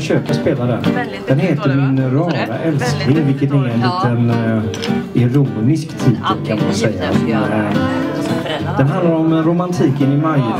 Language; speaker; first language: Swedish; native; Swedish